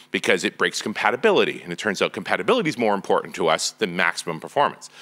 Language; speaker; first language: English; native; English